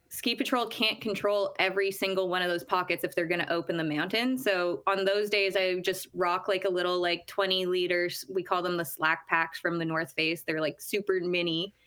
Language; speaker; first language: English; native; English